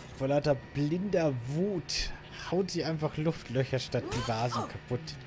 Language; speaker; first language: German; native; German